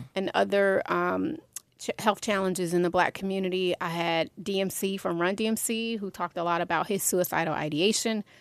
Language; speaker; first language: English; native; English